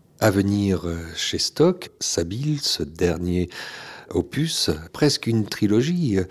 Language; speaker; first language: French; native; French